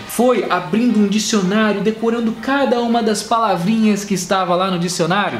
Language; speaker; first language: Portuguese; native; Portuguese